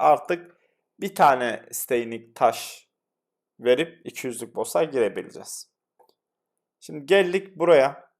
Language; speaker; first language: Turkish; native; Turkish